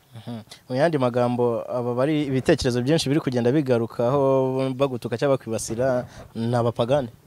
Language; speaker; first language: Kinyarwanda; native; Kinyarwanda